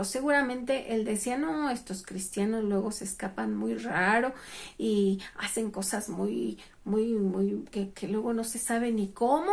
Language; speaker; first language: Spanish; native; Spanish